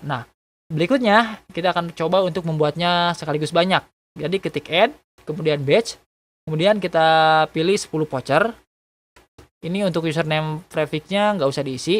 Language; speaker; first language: Indonesian; native; Indonesian